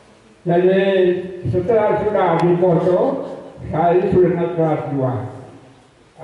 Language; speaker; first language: Indonesian; non-native, local second language; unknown